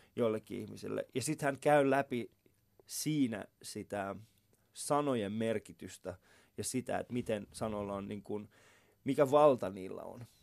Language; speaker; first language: Finnish; early bilingual, other home language; Persian